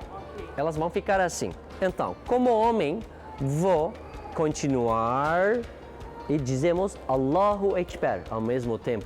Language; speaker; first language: Portuguese; non-native, learner; Turkish